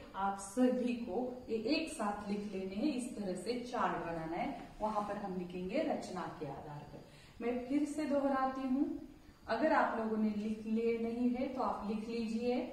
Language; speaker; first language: Hindi; non-native, local second language; Marathi